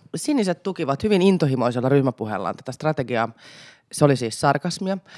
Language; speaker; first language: Finnish; native; Finnish